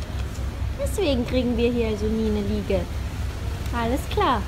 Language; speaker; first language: German; native; German